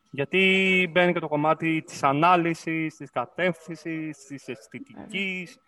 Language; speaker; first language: Greek; native; Greek